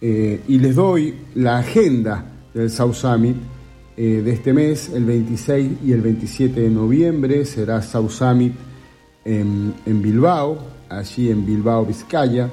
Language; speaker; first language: Spanish; native; Spanish